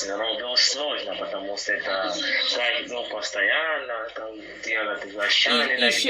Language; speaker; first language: Russian; non-native, learner; Portuguese